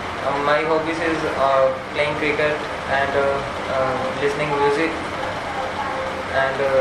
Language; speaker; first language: English; non-native, learner; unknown